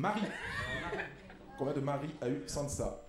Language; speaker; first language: French; native; French